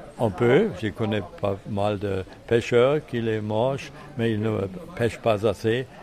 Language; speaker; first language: French; non-native, fluent; German